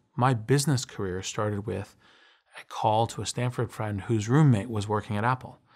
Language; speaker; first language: English; native; English